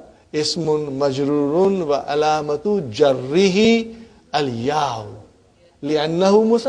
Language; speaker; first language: Arabic; non-native, fluent; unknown